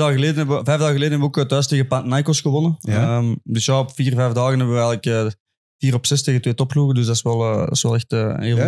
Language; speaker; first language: Dutch; native; Dutch